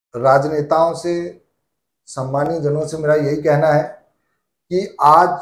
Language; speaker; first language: Hindi; native; Hindi